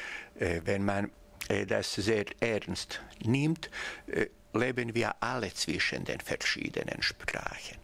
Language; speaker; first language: German; non-native, fluent; Bosnian